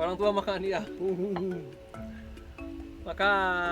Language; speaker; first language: Indonesian; native; Indonesian